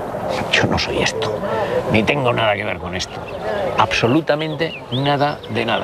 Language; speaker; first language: Spanish; native; Spanish